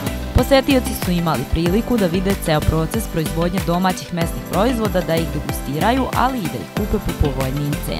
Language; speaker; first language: Serbian; native; Serbian